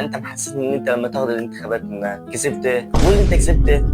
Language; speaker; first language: Arabic; native; Arabic